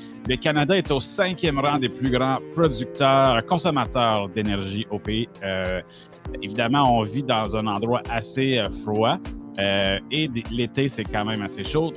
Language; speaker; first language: French; native; French